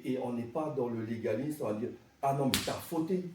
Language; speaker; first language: French; native; French